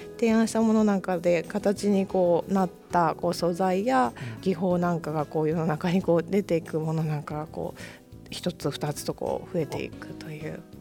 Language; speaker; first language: Japanese; native; Japanese